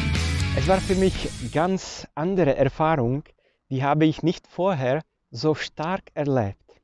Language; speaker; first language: German; non-native, fluent; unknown